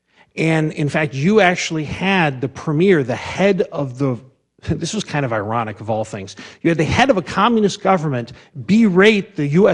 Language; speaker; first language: English; native; English